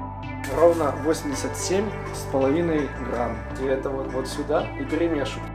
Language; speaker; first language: Russian; native; Russian